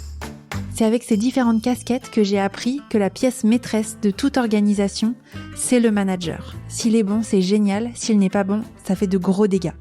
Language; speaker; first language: French; native; French